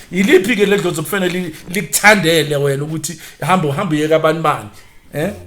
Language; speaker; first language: Zulu; native; Zulu